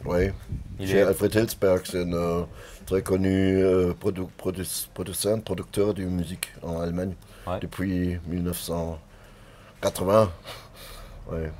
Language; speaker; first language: French; non-native, learner; German